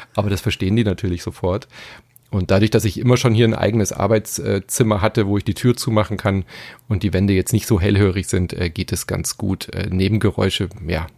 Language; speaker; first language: German; native; German